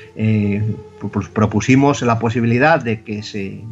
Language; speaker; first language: Spanish; native; Spanish